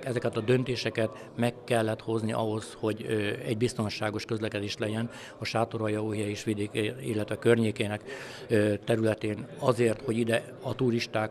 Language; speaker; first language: Hungarian; native; Hungarian